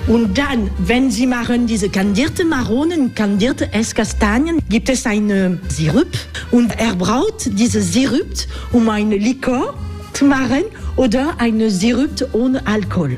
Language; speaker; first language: German; non-native, learner; French